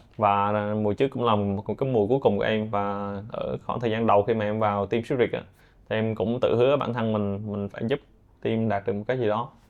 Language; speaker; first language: Vietnamese; native; Vietnamese